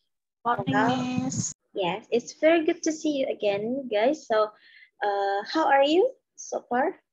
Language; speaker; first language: English; non-native, learner; Indonesian